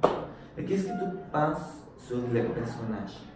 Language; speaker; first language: French; non-native, learner; Spanish